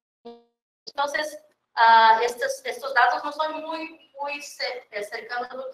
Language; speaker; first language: Spanish; non-native, fluent; Portuguese